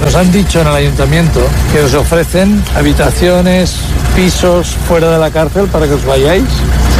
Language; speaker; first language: Spanish; native; Spanish